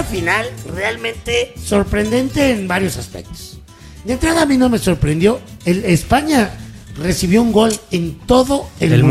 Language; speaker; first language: Spanish; native; Spanish